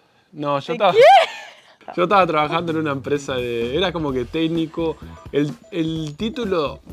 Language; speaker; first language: Spanish; native; Spanish